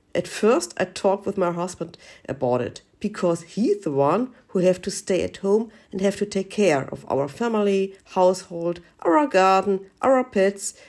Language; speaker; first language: English; non-native, learner; German